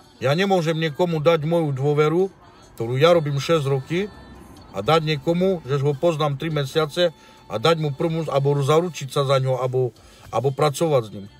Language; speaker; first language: Slovak; non-native, local second language; Romany